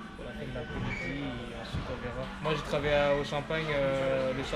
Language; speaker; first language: French; native; French